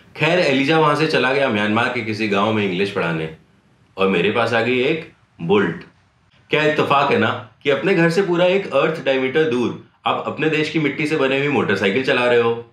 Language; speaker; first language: Hindi; native; Hindi